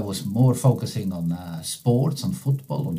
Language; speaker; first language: English; non-native, fluent; Italian